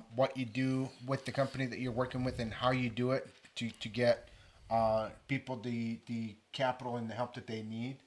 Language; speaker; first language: English; native; English